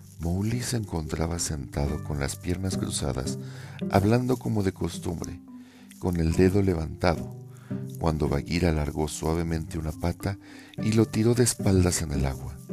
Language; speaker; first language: Spanish; native; Spanish